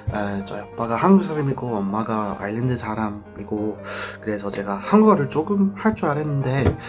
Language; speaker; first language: Korean; early bilingual, heritage; English